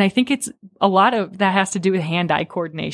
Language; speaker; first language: English; native; English